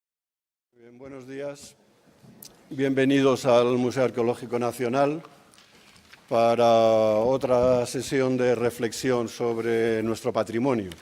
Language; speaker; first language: Spanish; native; Spanish